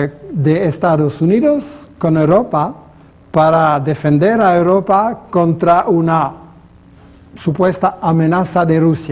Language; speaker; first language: Spanish; non-native, fluent; French